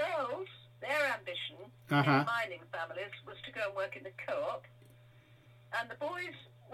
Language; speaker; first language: English; native; English